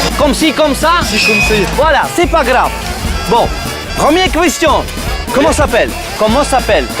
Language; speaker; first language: French; non-native, learner; Ukrainian